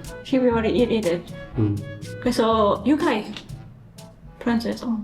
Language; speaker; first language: Korean; non-native, learner; French